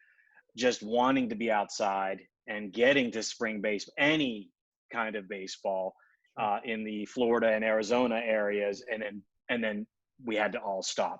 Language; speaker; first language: English; native; English